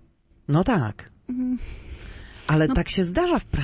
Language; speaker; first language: Polish; native; Polish